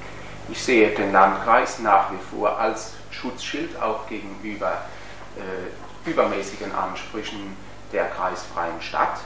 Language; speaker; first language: German; native; German